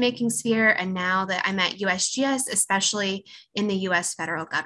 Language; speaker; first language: English; native; English